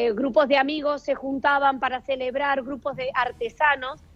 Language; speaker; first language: Spanish; native; Spanish